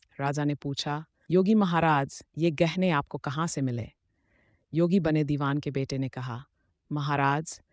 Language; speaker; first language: Hindi; native; Hindi